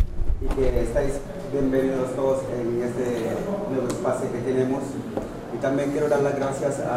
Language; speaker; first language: Spanish; non-native, fluent; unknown